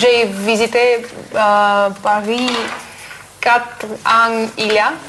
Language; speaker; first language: French; non-native, learner; Russian